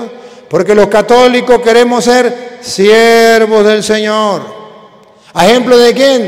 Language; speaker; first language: Spanish; native; Spanish